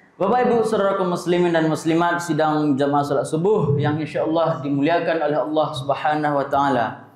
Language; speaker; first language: Malay; non-native, local second language; Minangkabau